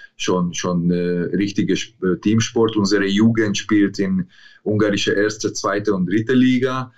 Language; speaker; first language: German; non-native, learner; Hungarian